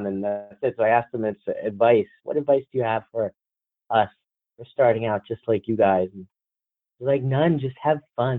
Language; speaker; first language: English; native; English